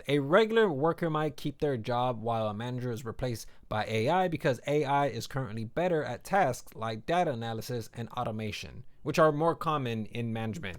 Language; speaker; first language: English; native; English